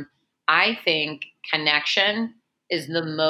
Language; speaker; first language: English; native; English